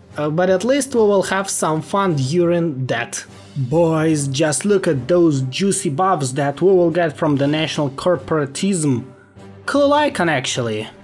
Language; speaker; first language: English; non-native, fluent; Ukrainian